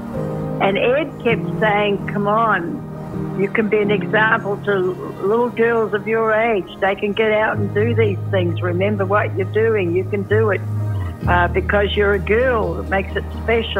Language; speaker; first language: English; native; English